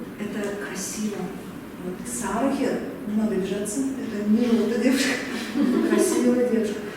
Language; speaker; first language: Russian; native; Russian